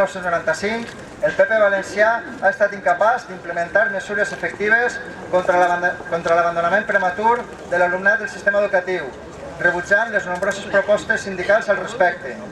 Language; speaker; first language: Catalan; native; Catalan